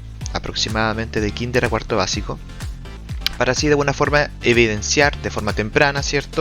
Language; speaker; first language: Spanish; native; Spanish